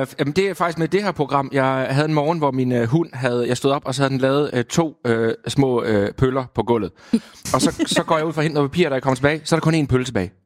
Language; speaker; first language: Danish; native; Danish